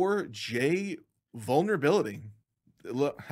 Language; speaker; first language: English; native; English